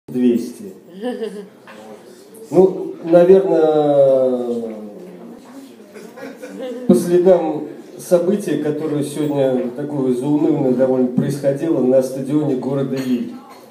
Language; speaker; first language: Russian; native; Russian